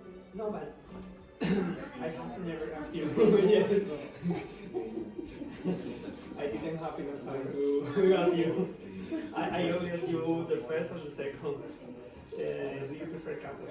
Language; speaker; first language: English; non-native, learner; Spanish